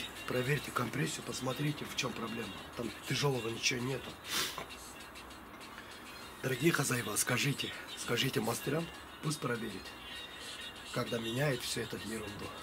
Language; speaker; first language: Russian; non-native, fluent; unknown